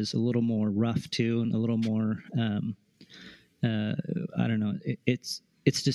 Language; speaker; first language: English; early bilingual, other home language; Spanish